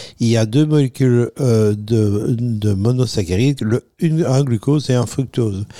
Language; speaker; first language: French; non-native, fluent; Italian